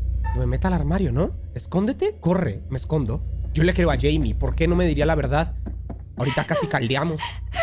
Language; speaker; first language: Spanish; native; Spanish